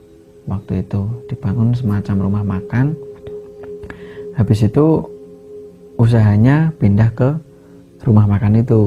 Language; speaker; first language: Indonesian; native; Indonesian